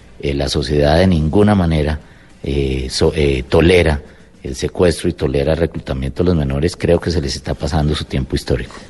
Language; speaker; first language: Spanish; native; Spanish